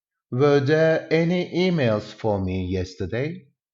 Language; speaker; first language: English; non-native, fluent; Turkish